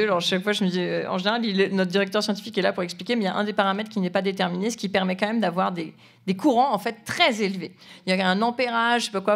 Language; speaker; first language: French; native; French